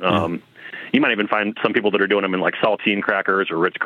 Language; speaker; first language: English; native; English